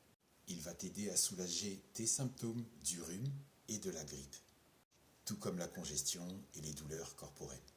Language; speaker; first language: French; native; French